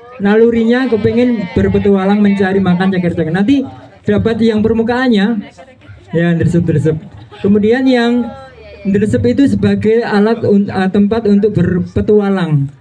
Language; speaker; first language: Indonesian; non-native, local second language; Javanese